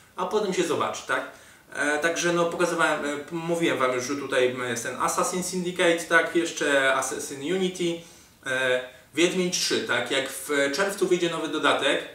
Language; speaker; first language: Polish; native; Polish